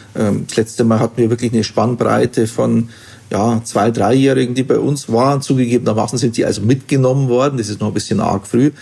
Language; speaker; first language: German; native; German